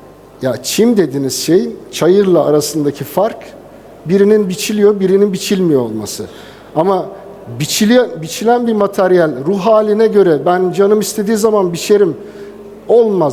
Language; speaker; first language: Turkish; native; Turkish